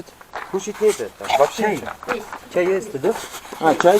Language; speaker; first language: Russian; native; Russian